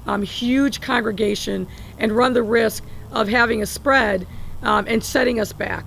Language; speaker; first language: English; native; English